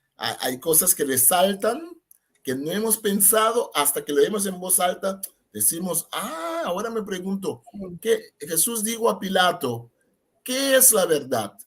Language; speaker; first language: Spanish; non-native, fluent; Papiamento